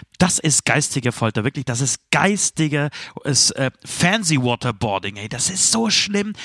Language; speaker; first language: German; early bilingual, other home language; Polish